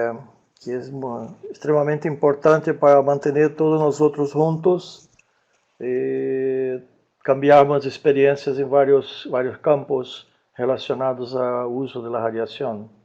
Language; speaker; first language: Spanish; non-native, learner; Portuguese